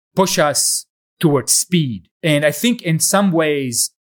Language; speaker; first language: English; non-native, fluent; Arabic